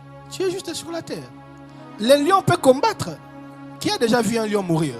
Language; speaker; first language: French; non-native, local second language; Lingala